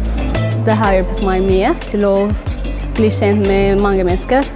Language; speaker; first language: Norwegian; non-native, learner; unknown